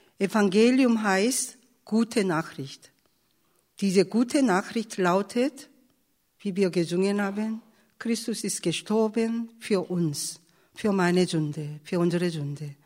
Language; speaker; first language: German; non-native, fluent; Korean